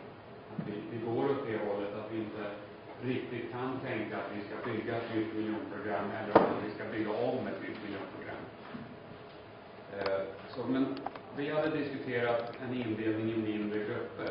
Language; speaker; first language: Swedish; native; Swedish